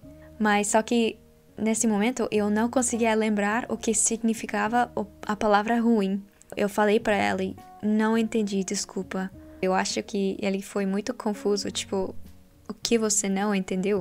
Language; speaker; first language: Portuguese; non-native, learner; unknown